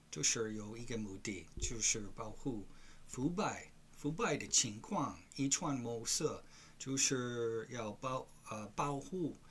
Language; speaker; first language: Chinese; non-native, learner; English